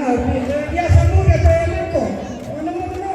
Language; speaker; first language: Indonesian; non-native, local second language; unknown